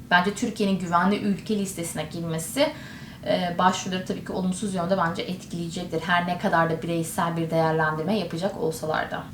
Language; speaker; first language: Turkish; native; Turkish